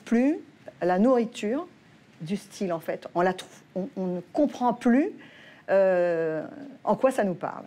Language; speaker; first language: French; native; French